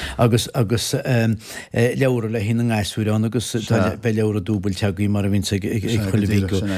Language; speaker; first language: Irish; native; Irish